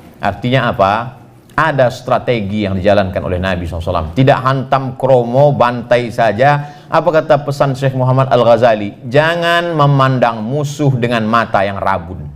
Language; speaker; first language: Indonesian; native; Indonesian